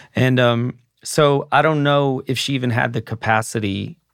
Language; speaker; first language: English; native; English